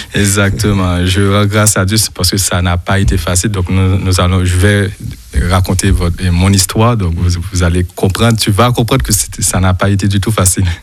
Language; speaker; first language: French; non-native, local second language; Haitian Creole